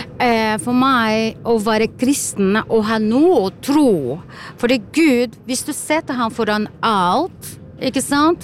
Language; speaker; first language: Norwegian; non-native, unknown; Portuguese